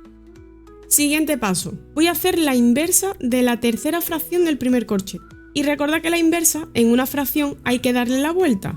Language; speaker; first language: Spanish; native; Spanish